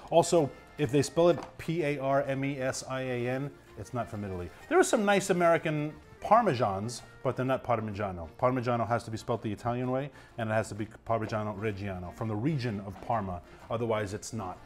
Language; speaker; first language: English; native; English